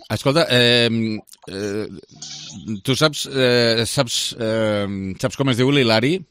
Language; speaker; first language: Catalan; native; Catalan